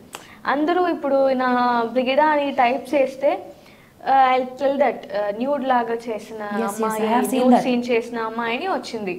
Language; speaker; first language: Telugu; non-native, learner; Tamil